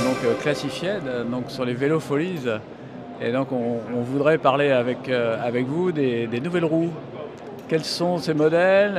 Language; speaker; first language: French; native; French